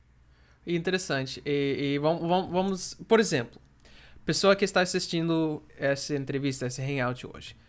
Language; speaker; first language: Portuguese; non-native, fluent; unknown